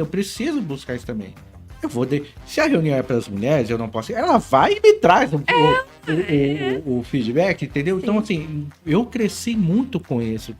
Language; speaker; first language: Portuguese; native; Portuguese